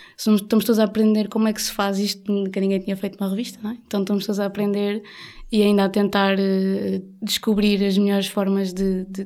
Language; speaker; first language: Portuguese; native; Portuguese